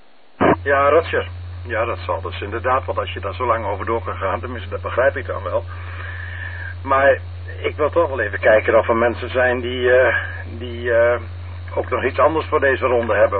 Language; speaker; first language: Dutch; native; Dutch